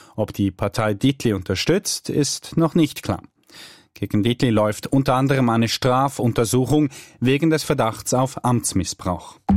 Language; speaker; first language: German; native; German